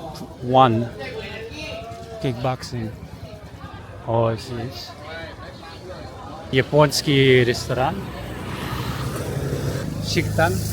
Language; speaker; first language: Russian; non-native, learner; Japanese